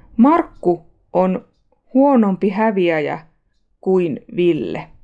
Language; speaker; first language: Finnish; non-native, fluent; Russian